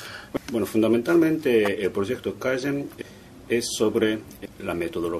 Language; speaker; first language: Spanish; non-native, fluent; Japanese